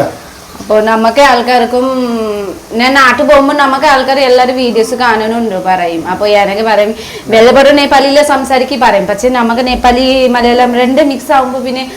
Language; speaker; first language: Malayalam; non-native, fluent; Nepali